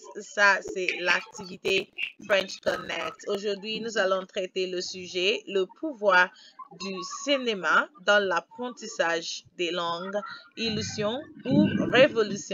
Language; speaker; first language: French; non-native, fluent; Igbo